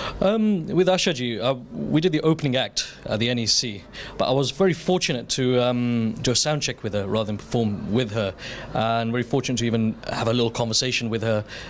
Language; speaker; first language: English; early bilingual, other home language; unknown